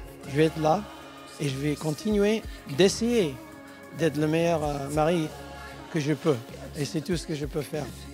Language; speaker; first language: French; non-native, learner; English